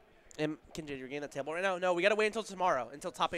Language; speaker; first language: English; native; English